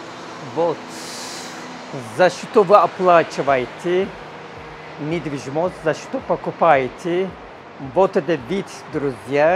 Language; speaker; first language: Russian; non-native, fluent; Turkish